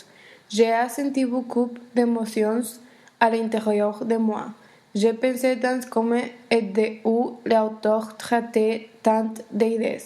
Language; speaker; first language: French; non-native, learner; Spanish